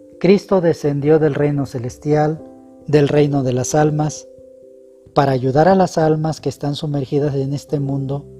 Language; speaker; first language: Spanish; native; Spanish